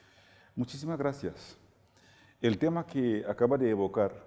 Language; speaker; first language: Spanish; non-native, fluent; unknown